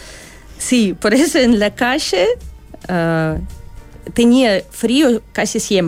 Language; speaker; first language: Spanish; non-native, learner; Russian